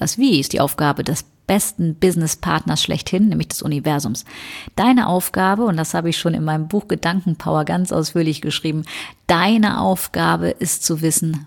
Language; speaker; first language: German; native; German